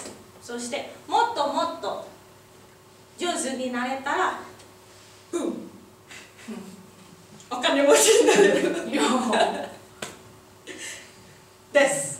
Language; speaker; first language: Japanese; non-native, learner; Indonesian